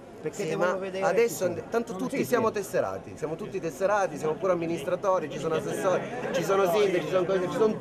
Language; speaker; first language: Italian; native; Italian